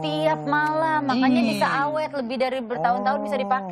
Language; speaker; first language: Indonesian; native; Indonesian